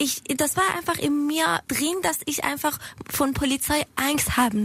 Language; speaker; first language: German; non-native, fluent; Persian